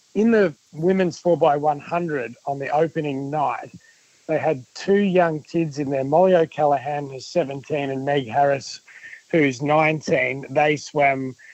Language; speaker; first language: English; native; English